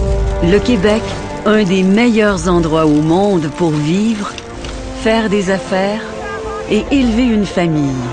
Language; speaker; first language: French; native; French